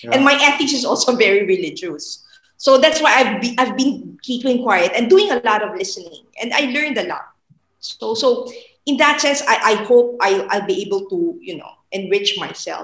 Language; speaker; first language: English; non-native, local second language; Filipino